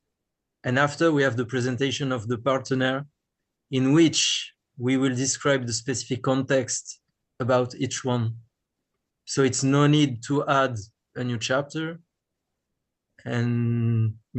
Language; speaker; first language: English; non-native, learner; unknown